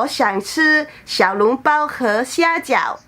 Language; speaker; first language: Chinese; non-native, learner; Cantonese